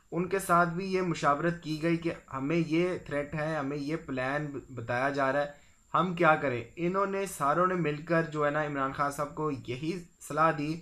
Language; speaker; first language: Urdu; non-native, local second language; Punjabi